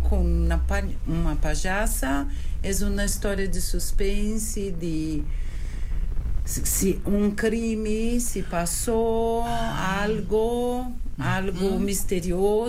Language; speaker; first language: Spanish; non-native, learner; Portuguese